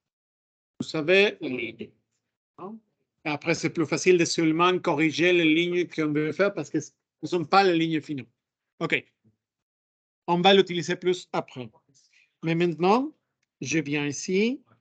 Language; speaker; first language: French; non-native, fluent; Spanish